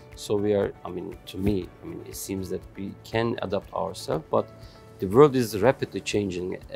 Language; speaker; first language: English; non-native, fluent; Turkish